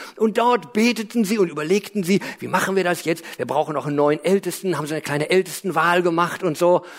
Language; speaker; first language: German; native; German